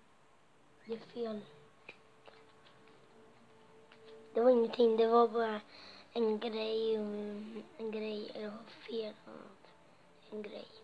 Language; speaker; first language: Swedish; non-native, local second language; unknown